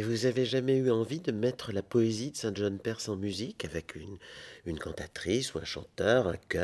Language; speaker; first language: French; native; French